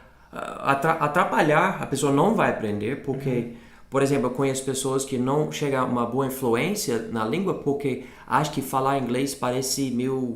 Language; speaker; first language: Portuguese; non-native, fluent; English